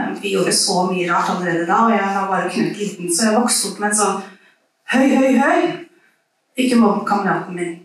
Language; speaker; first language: Norwegian; early bilingual, other home language; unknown